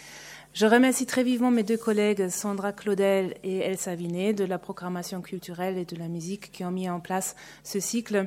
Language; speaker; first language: French; native; French